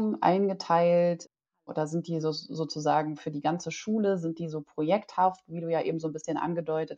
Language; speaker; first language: German; native; German